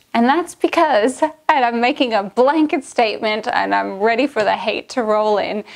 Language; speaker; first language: English; native; English